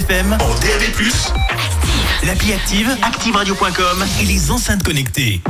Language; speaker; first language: French; native; French